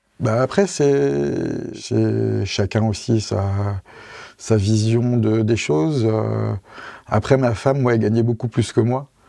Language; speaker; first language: French; native; French